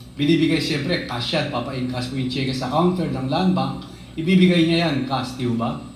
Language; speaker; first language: Filipino; native; Filipino